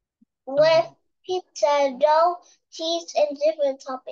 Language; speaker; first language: English; non-native, learner; Vietnamese